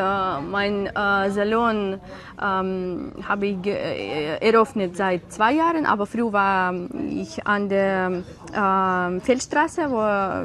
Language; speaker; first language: German; non-native, learner; Ukrainian